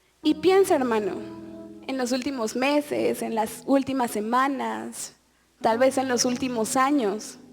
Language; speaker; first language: Spanish; native; Spanish